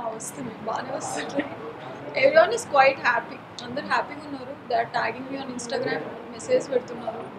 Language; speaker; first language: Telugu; non-native, local second language; Marathi